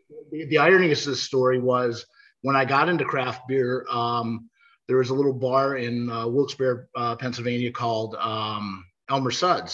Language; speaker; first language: English; native; English